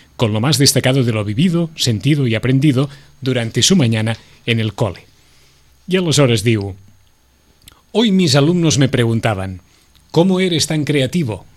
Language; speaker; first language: Spanish; non-native, local second language; Catalan